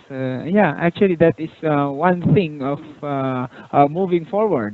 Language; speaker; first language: English; non-native, local second language; Filipino